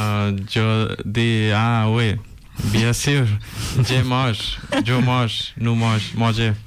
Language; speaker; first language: French; non-native, learner; Bangla